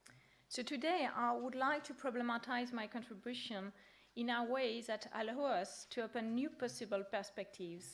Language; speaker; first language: English; non-native, fluent; French